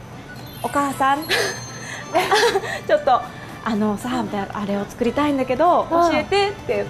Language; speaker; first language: Japanese; native; Japanese